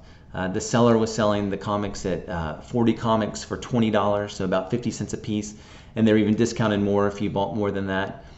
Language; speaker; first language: English; native; English